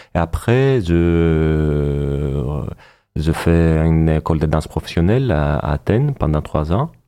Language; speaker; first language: French; non-native, fluent; Greek